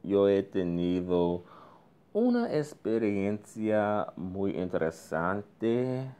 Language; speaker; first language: Spanish; non-native, learner; English